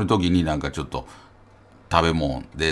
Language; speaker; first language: Japanese; native; Japanese